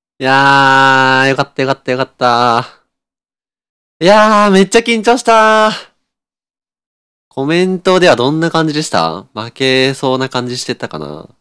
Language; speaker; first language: Japanese; native; Japanese